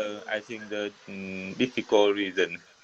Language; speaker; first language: English; non-native, learner; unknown